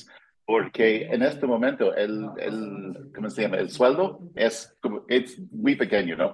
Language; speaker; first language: Spanish; non-native, fluent; English